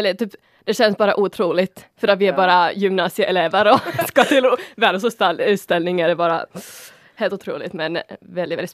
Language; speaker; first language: Swedish; non-native, local second language; Finnish